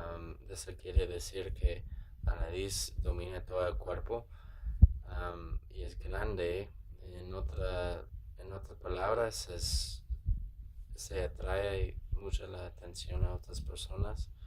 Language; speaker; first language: Spanish; non-native, learner; English